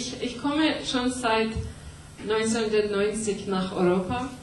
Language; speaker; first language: German; non-native, learner; Persian